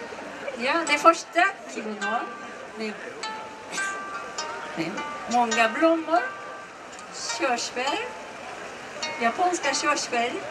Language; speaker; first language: Swedish; non-native, learner; Japanese